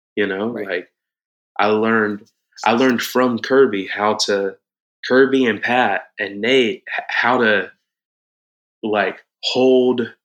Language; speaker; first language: English; native; English